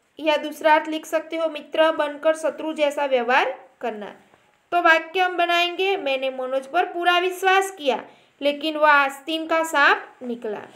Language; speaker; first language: Hindi; non-native, local second language; Gujarati